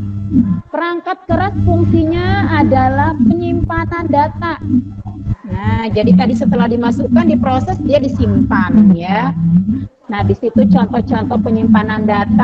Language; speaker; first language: Indonesian; native; Indonesian